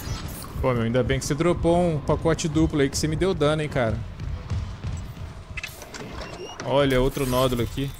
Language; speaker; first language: Portuguese; native; Portuguese